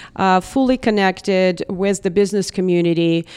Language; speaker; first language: English; non-native, fluent; Russian